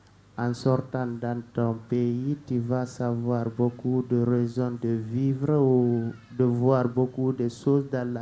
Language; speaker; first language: French; non-native, learner; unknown